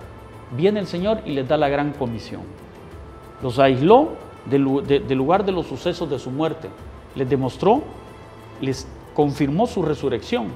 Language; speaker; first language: Spanish; native; Spanish